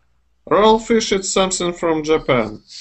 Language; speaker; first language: English; non-native, fluent; Russian